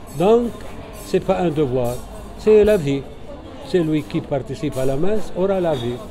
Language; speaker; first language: French; non-native, local second language; Arabic